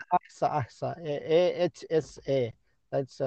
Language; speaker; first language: English; non-native, learner; Malayalam